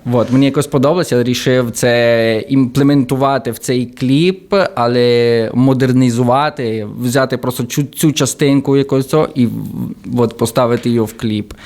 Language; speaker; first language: Ukrainian; early bilingual, heritage; Ukrainian